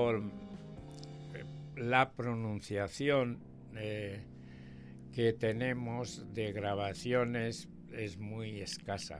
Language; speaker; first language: Spanish; native; Spanish